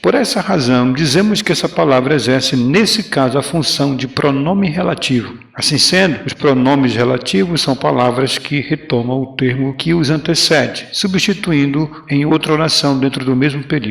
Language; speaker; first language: Portuguese; native; Portuguese